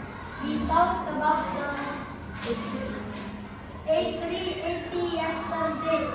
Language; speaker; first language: English; non-native, learner; Indonesian